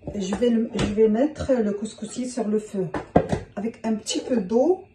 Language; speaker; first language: French; non-native, local second language; Arabic